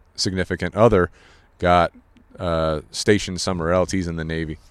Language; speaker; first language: English; native; English